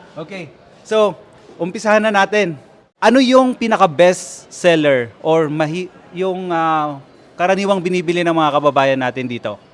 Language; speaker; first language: Filipino; native; Filipino